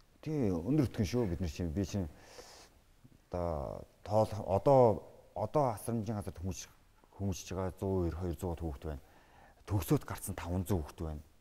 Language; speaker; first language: Mongolian; native; Mongolian